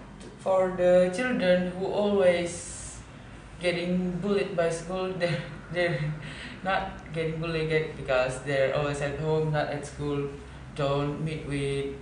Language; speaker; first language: English; non-native, learner; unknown